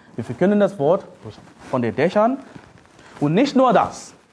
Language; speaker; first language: German; non-native, fluent; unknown